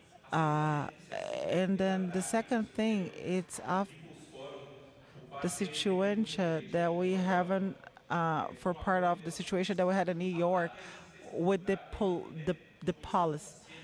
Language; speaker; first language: English; non-native, learner; Portuguese